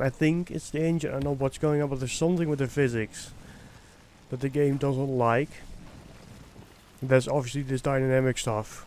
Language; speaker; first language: English; non-native, fluent; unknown